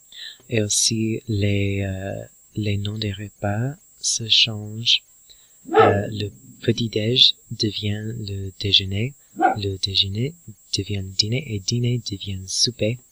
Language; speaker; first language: French; non-native, learner; English